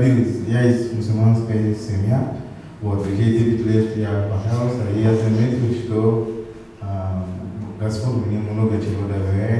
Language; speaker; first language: Russian; non-native, fluent; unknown